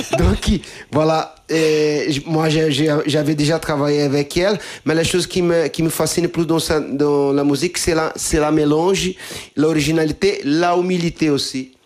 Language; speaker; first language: French; non-native, fluent; Portuguese